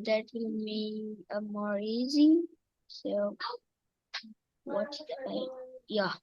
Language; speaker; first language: English; non-native, local second language; Urdu